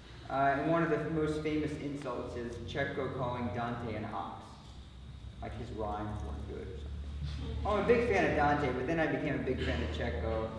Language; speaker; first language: English; native; English